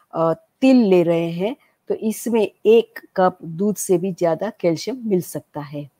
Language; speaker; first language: Hindi; non-native, local second language; Gujarati